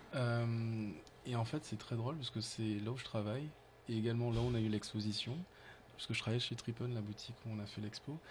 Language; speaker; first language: French; native; French